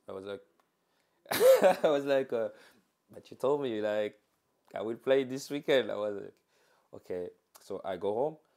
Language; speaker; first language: English; non-native, fluent; French